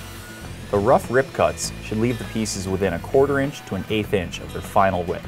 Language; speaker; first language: English; native; English